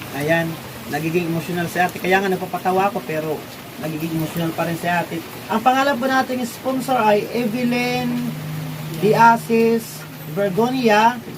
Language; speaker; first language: Filipino; non-native, local second language; Waray